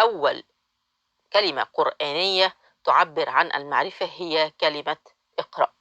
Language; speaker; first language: Arabic; native; Arabic